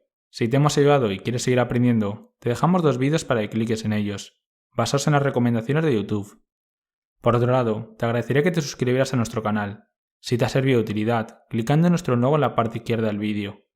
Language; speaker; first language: Spanish; native; Spanish